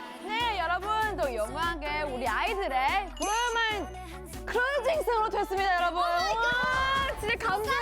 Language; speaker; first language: Korean; non-native, fluent; Chinese